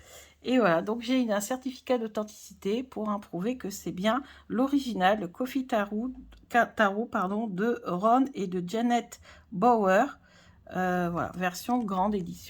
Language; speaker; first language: French; native; French